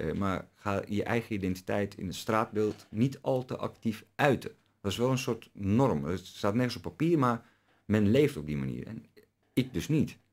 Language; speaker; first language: Dutch; early bilingual, other home language; Turkish